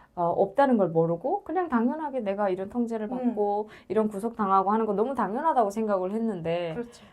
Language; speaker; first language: Korean; native; Korean